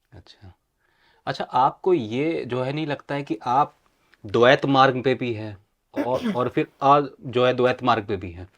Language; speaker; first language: Hindi; native; Hindi